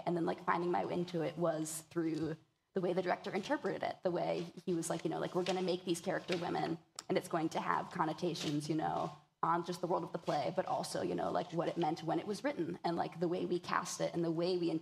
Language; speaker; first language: English; native; English